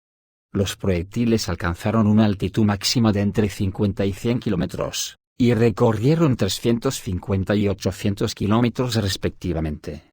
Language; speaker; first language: Spanish; native; Spanish